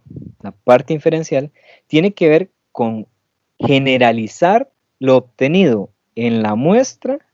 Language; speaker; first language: Spanish; native; Spanish